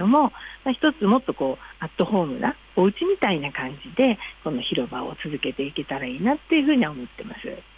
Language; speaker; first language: Japanese; native; Japanese